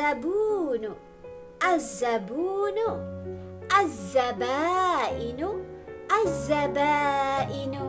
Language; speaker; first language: Arabic; non-native, fluent; Malay